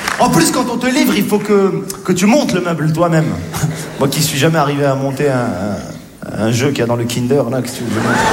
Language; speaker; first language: French; native; French